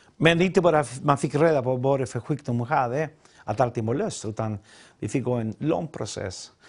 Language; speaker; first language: Swedish; non-native, fluent; Spanish